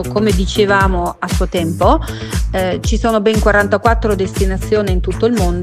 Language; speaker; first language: Italian; native; Italian